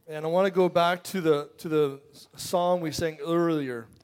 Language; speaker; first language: English; native; English